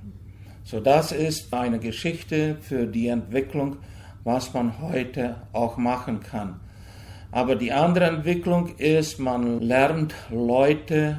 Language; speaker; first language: German; early bilingual, heritage; German